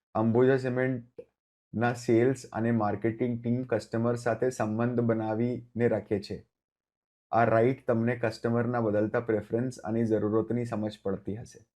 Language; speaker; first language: Hindi; native; Hindi